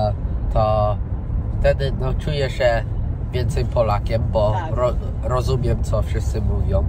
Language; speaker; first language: Polish; early bilingual, heritage; Polish